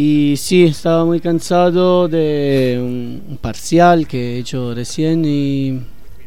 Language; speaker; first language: Spanish; non-native, learner; Italian